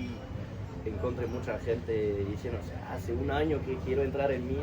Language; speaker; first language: Spanish; non-native, fluent; French